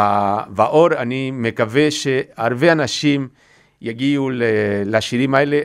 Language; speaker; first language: Hebrew; non-native, fluent; Spanish